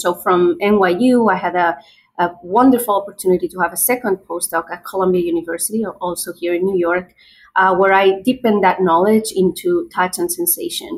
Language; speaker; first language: English; non-native, fluent; Spanish